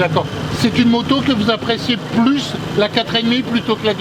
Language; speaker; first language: French; native; French